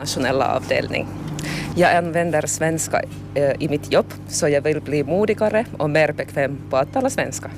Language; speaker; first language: Swedish; non-native, learner; Finnish